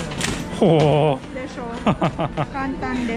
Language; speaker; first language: Japanese; non-native, learner; Filipino